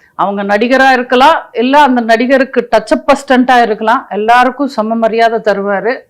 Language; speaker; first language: Tamil; non-native, local second language; Telugu